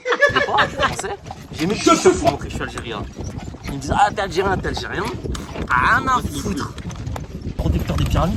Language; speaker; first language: French; native; French